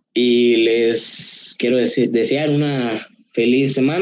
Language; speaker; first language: Spanish; native; Spanish